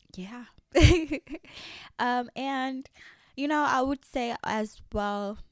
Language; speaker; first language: English; early bilingual, other home language; French